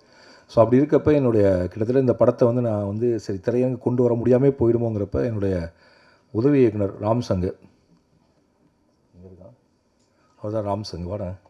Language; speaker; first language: Tamil; native; Tamil